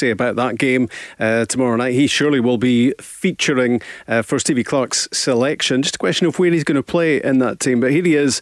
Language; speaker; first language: English; native; English